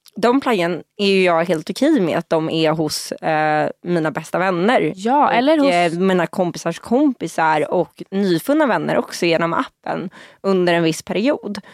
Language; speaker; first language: Swedish; early bilingual, other home language; Portuguese